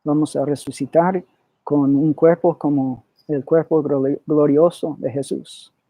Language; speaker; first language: Spanish; early bilingual, other home language; English